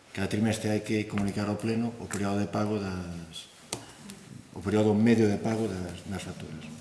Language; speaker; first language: Galician; native; Galician